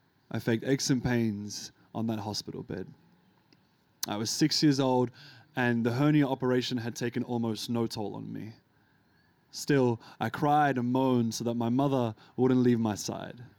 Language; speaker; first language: English; early bilingual, other home language; Arabic